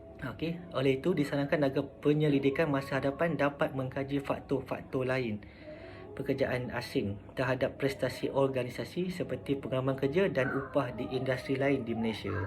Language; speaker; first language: Malay; native; Malay